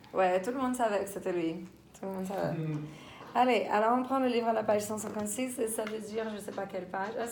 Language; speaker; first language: French; non-native, fluent; Portuguese